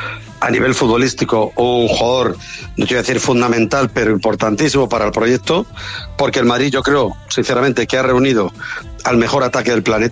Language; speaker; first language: Spanish; native; Spanish